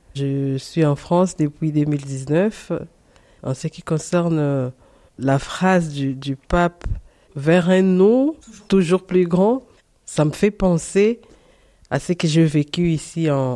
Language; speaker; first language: French; non-native, fluent; Portuguese